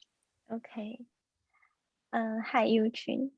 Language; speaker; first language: English; non-native, learner; Chinese